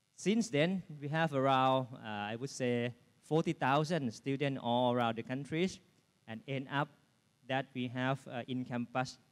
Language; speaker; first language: English; non-native, fluent; Thai